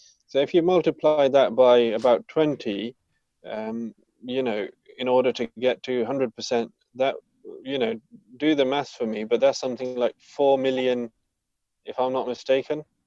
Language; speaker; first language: English; early bilingual, other home language; Punjabi